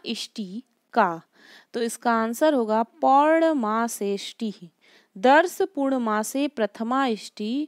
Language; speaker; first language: Hindi; native; Hindi